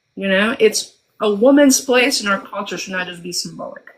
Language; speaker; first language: English; early bilingual, other home language; Albanian